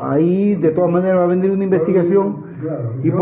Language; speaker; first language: Spanish; native; Spanish